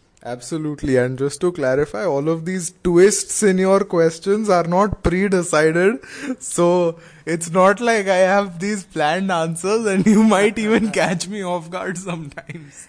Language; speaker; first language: English; non-native, local second language; Hindi